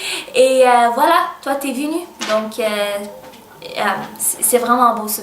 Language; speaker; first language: French; early bilingual, other home language; Arabic